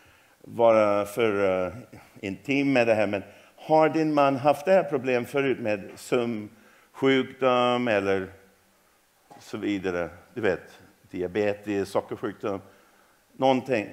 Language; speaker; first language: Swedish; non-native, fluent; English